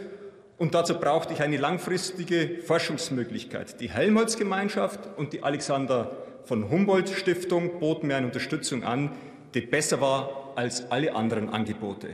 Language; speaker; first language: German; native; German